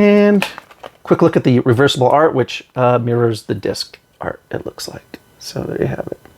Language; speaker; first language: English; native; English